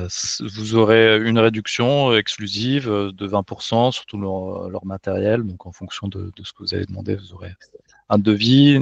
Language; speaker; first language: French; native; French